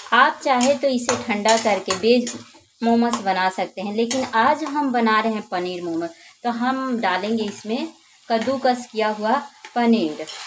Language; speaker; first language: Hindi; native; Hindi